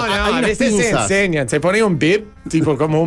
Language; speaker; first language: Spanish; non-native, fluent; English